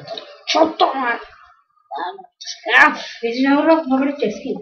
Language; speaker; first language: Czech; non-native, learner; Slovak